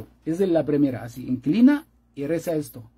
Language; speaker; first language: Spanish; non-native, fluent; Arabic